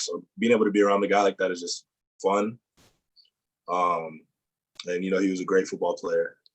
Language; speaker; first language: English; native; English